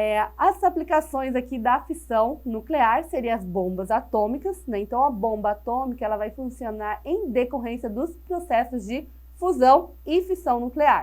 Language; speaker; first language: Portuguese; native; Portuguese